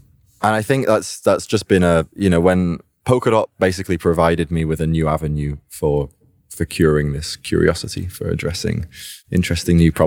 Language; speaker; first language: English; native; English